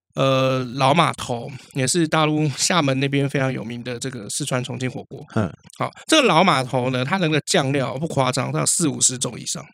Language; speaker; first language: Chinese; native; Chinese